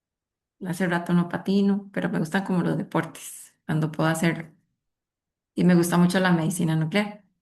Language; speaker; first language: Spanish; native; Spanish